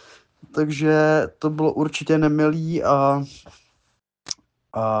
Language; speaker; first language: Czech; native; Czech